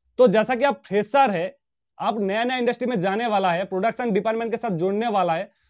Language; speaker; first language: Hindi; non-native, local second language; Bangla